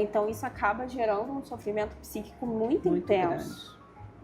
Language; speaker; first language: Portuguese; native; Portuguese